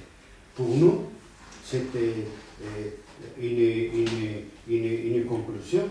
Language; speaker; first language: French; non-native, fluent; Spanish